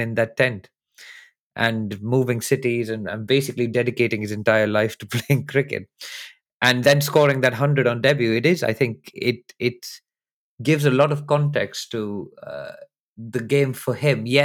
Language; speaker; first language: English; non-native, local second language; Hindi